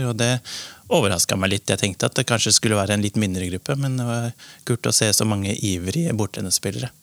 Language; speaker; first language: Norwegian; non-native, fluent; Dutch